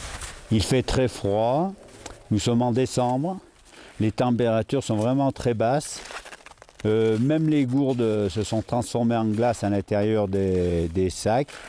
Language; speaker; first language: French; native; French